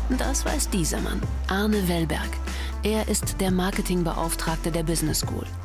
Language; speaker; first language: German; native; German